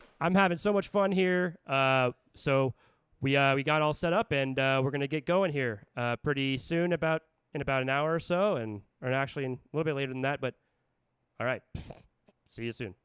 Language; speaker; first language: English; native; English